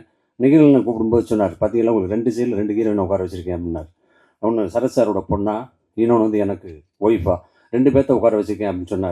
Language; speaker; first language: Tamil; native; Tamil